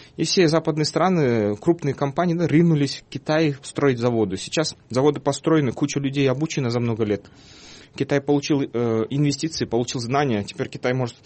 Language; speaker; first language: Russian; non-native, local second language; Kyrgyz